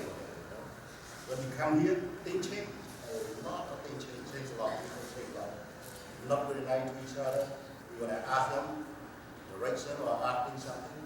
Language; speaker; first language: English; non-native, learner; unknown